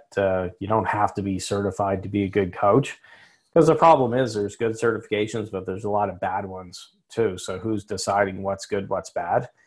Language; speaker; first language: English; native; English